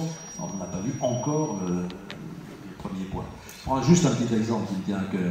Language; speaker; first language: French; native; French